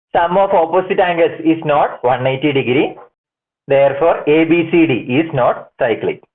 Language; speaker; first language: English; non-native, local second language; Malayalam